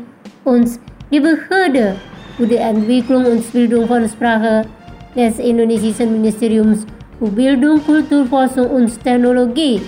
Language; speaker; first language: German; non-native, fluent; Indonesian